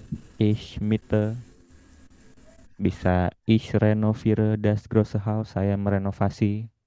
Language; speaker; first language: German; non-native, learner; Indonesian